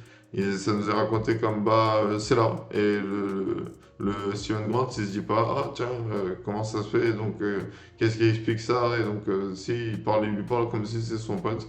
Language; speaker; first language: French; native; French